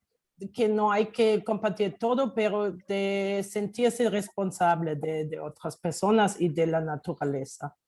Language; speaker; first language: Spanish; non-native, fluent; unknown